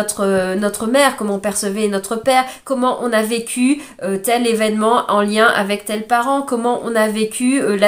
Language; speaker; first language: French; native; French